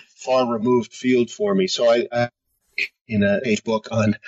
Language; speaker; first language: English; native; English